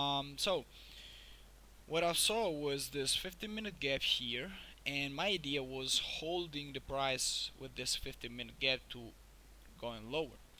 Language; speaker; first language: English; non-native, fluent; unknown